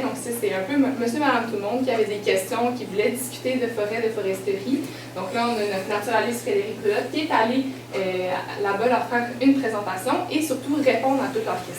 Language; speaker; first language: French; native; French